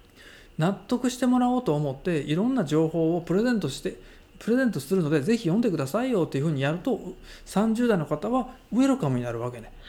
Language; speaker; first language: Japanese; native; Japanese